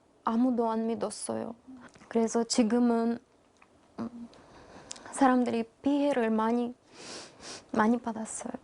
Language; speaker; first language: Korean; non-native, learner; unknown